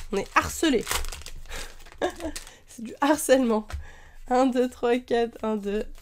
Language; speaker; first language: French; native; French